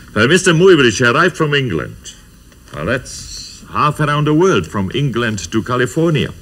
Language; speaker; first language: English; non-native, fluent; Czech